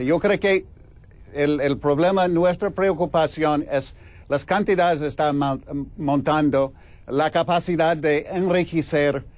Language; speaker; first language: Spanish; non-native, fluent; English